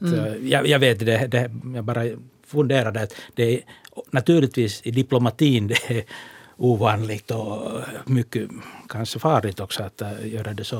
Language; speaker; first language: Swedish; non-native, local second language; Finnish